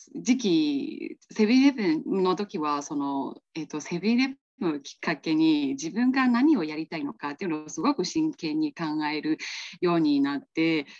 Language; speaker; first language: Japanese; non-native, fluent; Burmese